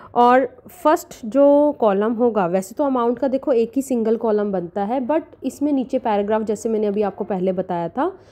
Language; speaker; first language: Hindi; non-native, local second language; Punjabi